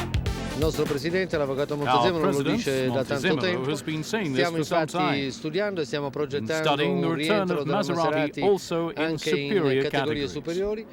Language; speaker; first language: Italian; native; Italian